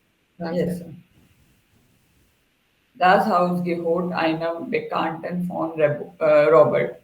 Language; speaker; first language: German; non-native, learner; Hindi